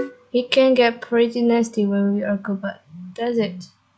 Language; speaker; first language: English; non-native, learner; Indonesian